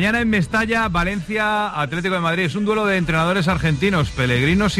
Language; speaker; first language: Spanish; native; Spanish